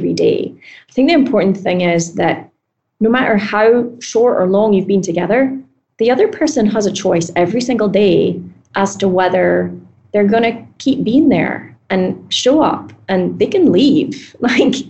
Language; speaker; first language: English; native; English